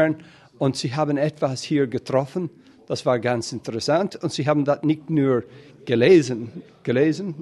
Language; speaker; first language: German; non-native, fluent; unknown